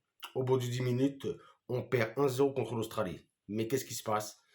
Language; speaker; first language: French; native; French